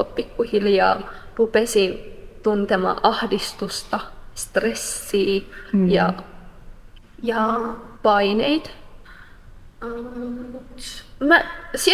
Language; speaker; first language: Finnish; non-native, fluent; Persian